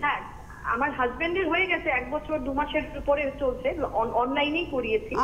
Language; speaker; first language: Bangla; native; Bangla